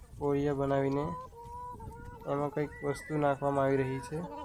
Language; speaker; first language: Gujarati; non-native, local second language; Bhili